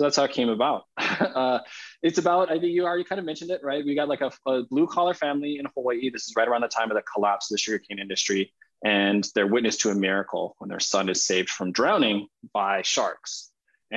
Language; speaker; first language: English; native; English